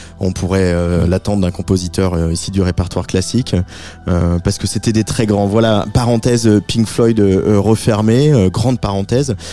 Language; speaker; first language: French; native; French